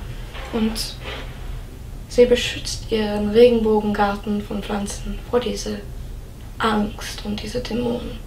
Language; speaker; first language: German; non-native, fluent; English